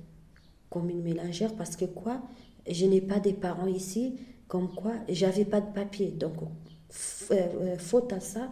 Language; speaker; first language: French; non-native, fluent; Portuguese